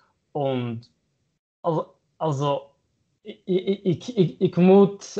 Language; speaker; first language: Dutch; non-native, learner; German